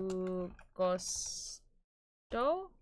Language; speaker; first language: Portuguese; non-native, learner; English